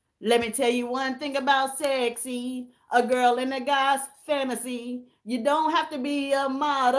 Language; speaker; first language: English; native; English